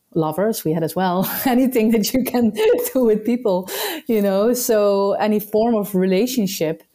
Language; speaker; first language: English; non-native, fluent; Dutch